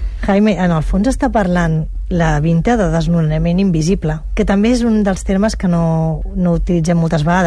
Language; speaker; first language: Catalan; native; Catalan